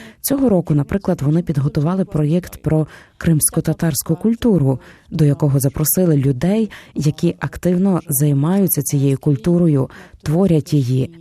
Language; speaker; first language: Ukrainian; non-native, fluent; Polish